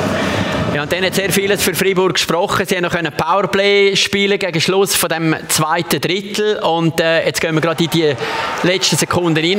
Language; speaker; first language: German; native; German